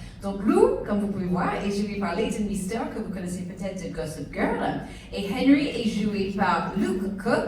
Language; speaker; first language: French; native; French